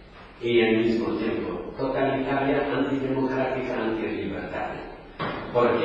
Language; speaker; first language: Spanish; non-native, fluent; Polish